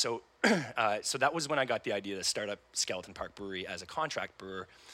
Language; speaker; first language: English; native; English